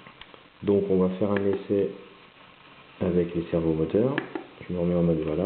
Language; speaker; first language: French; native; French